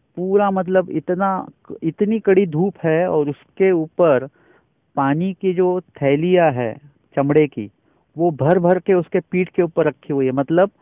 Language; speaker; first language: Hindi; non-native, local second language; Marathi